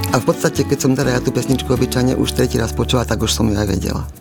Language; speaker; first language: Slovak; native; Slovak